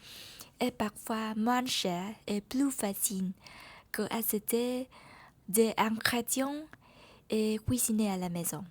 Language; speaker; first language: French; non-native, learner; Vietnamese